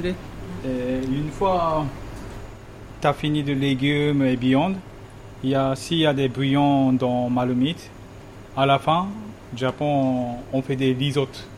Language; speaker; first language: French; non-native, fluent; Japanese